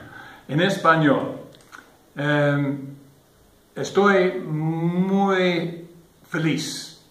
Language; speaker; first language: Spanish; non-native, learner; English